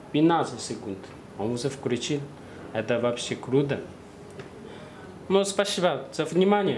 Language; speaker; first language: Russian; non-native, learner; Chinese